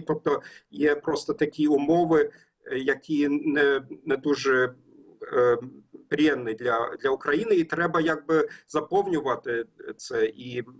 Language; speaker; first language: Ukrainian; non-native, learner; German